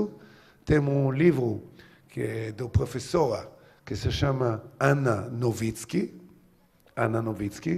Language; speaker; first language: Portuguese; non-native, learner; Hebrew